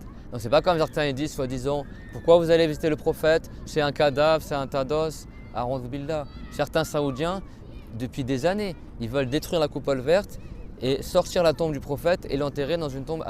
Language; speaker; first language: French; native; French